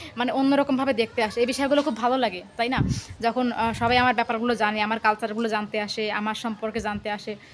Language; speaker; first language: Bangla; native; Bangla